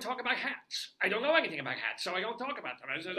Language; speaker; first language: English; native; English